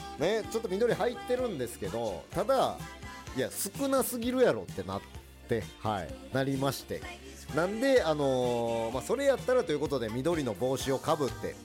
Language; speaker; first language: Japanese; early bilingual, other home language; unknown